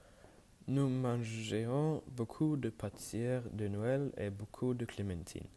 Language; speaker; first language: French; non-native, learner; Norwegian